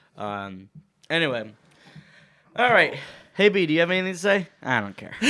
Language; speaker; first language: English; native; English